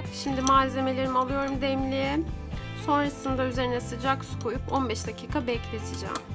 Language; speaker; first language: Turkish; native; Turkish